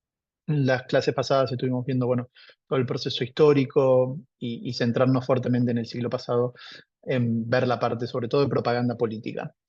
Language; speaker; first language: Spanish; native; Spanish